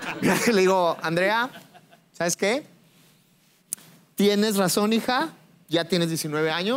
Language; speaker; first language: Spanish; native; Spanish